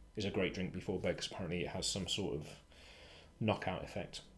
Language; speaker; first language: English; native; English